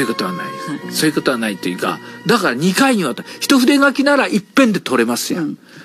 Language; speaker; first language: Japanese; native; Japanese